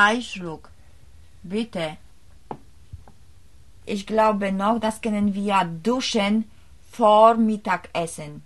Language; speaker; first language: German; non-native, learner; Polish